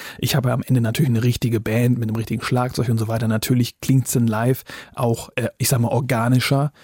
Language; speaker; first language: German; native; German